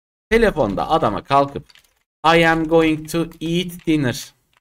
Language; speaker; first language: English; non-native, fluent; Turkish